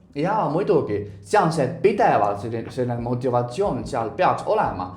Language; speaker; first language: Estonian; non-native, fluent; Chinese